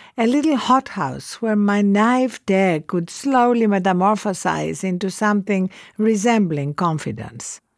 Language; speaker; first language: English; non-native, fluent; Greek